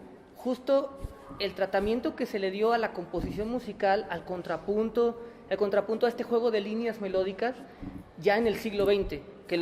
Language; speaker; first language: Spanish; native; Spanish